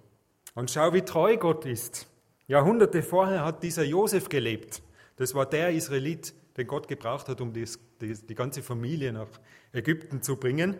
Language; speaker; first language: German; native; German